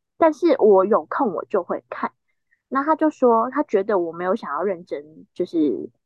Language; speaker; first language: Chinese; native; Chinese